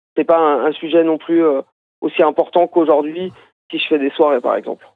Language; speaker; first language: French; native; French